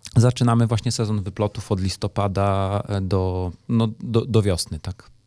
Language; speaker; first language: Polish; native; Polish